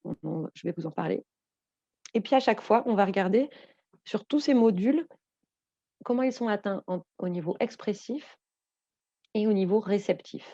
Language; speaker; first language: French; native; French